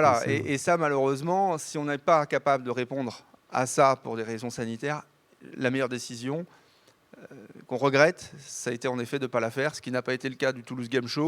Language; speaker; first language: French; native; French